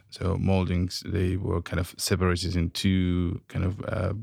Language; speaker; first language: English; non-native, fluent; Spanish